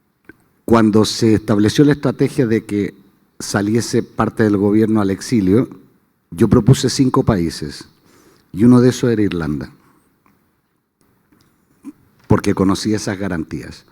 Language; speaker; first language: Spanish; native; Spanish